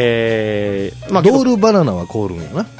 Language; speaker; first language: Japanese; native; Japanese